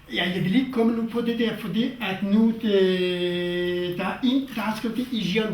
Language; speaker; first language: Danish; non-native, fluent; Kurdish